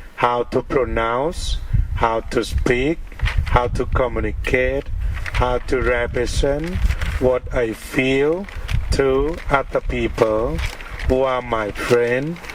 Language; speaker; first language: English; non-native, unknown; Thai